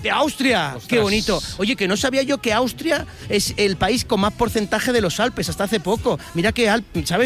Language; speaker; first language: Spanish; native; Spanish